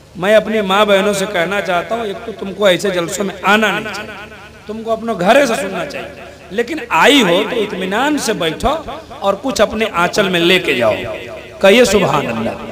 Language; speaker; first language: Hindi; native; Hindi